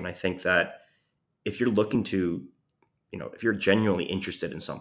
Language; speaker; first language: English; native; English